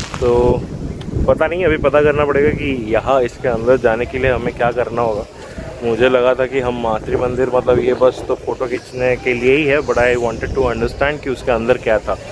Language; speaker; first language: Hindi; non-native, local second language; Bangla